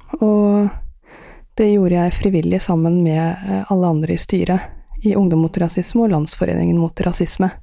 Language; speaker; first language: Norwegian; early bilingual, other home language; Persian